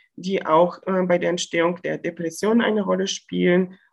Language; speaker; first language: German; non-native, fluent; Bulgarian